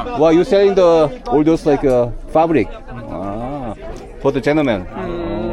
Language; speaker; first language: English; non-native, learner; Korean